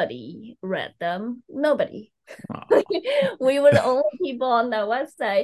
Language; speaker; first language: English; non-native, fluent; Chinese